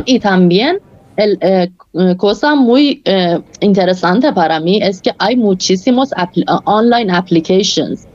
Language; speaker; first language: Spanish; non-native, fluent; Persian